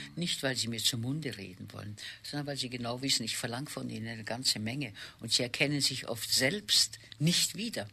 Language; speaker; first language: German; native; German